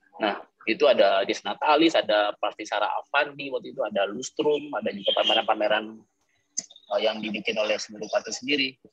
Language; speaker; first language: Indonesian; non-native, local second language; Minangkabau